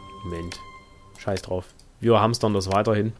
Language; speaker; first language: German; native; German